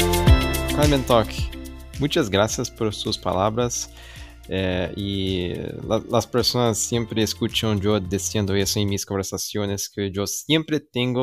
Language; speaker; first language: Spanish; non-native, learner; Portuguese